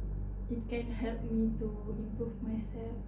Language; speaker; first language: English; non-native, learner; Malay